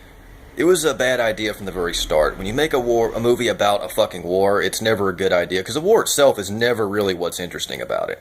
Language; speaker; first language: English; native; English